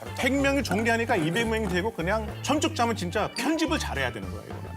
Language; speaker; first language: Korean; non-native, fluent; Hindi